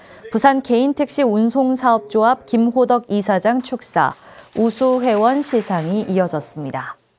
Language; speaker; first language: Korean; native; Korean